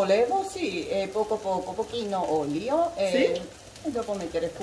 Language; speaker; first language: Italian; non-native, learner; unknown